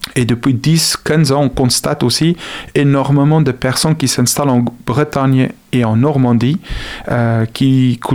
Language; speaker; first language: French; non-native, fluent; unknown